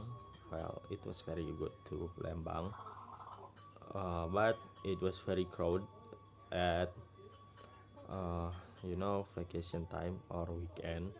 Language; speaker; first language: English; non-native, learner; Indonesian